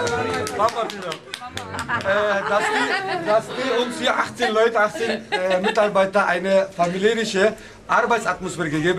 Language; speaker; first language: German; non-native, learner; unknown